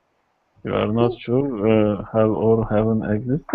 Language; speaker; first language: English; non-native, learner; Kurdish